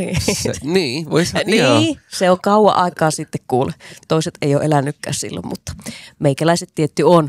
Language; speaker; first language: Finnish; native; Finnish